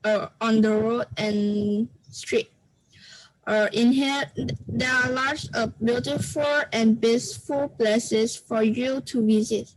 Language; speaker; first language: English; non-native, learner; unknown